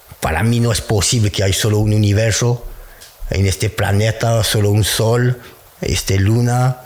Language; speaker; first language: Spanish; non-native, learner; French